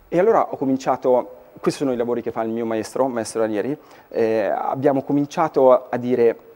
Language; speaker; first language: Italian; native; Italian